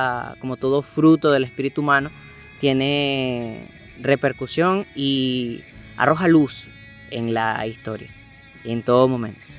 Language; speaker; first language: Spanish; native; Spanish